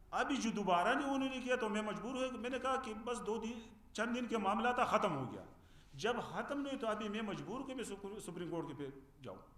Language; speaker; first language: Urdu; non-native, fluent; Pashto